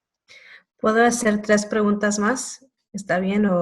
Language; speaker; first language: Spanish; non-native, learner; English